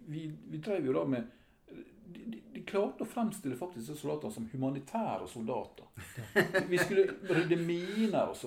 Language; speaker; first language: Norwegian; native; Norwegian